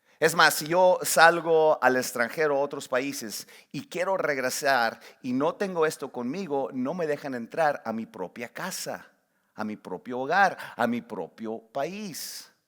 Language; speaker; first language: Spanish; early bilingual, heritage; Spanish